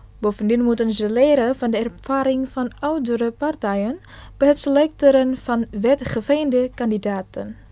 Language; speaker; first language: Dutch; non-native, fluent; Indonesian